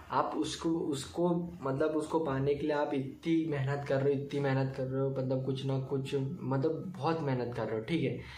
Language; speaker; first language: Hindi; native; Hindi